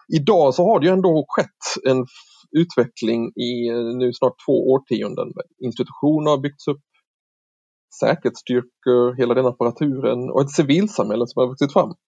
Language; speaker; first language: Swedish; native; Swedish